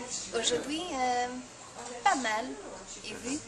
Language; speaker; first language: French; non-native, learner; English